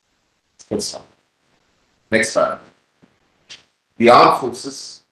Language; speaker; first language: English; non-native, local second language; Hindi